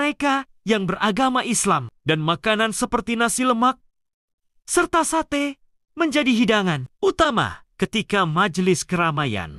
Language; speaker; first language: Malay; native; Malay